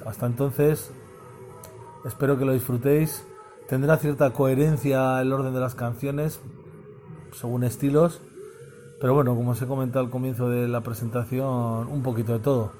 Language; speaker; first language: Spanish; native; Spanish